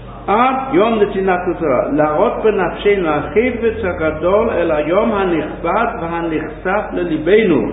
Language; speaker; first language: Hebrew; non-native, fluent; English